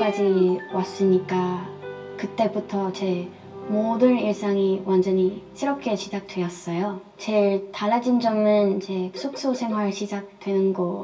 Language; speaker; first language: Korean; non-native, fluent; Thai